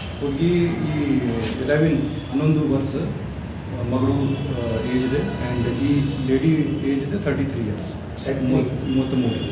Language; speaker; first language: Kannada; non-native, fluent; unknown